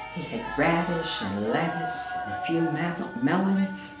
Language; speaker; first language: English; native; English